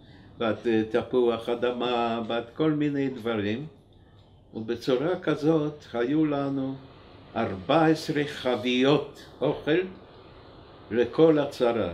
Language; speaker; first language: Hebrew; non-native, fluent; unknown